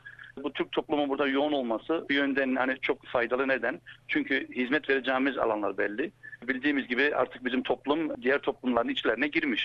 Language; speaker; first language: Turkish; early bilingual, heritage; Turkish